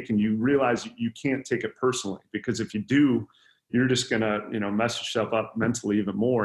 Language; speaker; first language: English; native; English